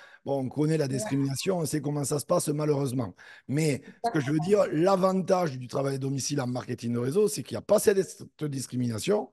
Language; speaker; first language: French; native; French